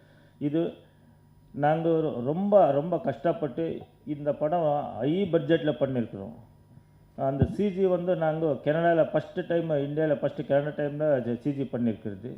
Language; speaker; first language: Tamil; non-native, learner; Kannada